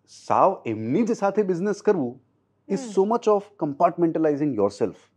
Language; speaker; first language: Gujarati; non-native, local second language; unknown